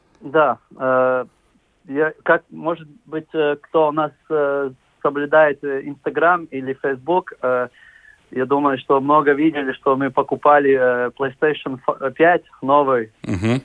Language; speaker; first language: Russian; non-native, local second language; Latvian